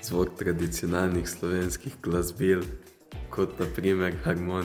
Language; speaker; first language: Slovenian; early bilingual, heritage; Slovenian